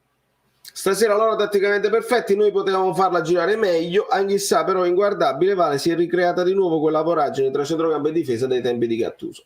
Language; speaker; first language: Italian; native; Italian